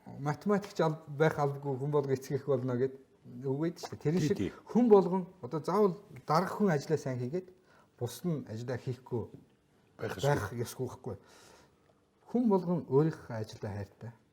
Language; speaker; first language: Mongolian; non-native, local second language; Kazakh